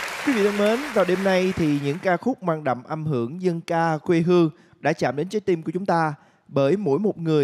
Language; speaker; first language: Vietnamese; native; Vietnamese